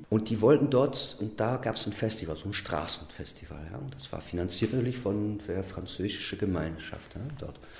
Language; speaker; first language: German; non-native, local second language; French